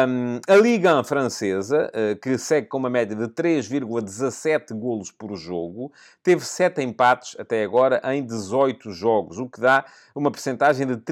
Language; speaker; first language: Portuguese; native; Portuguese